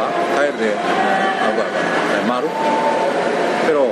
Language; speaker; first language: Spanish; non-native, learner; Japanese